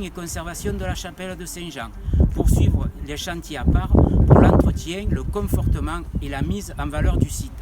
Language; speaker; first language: French; native; French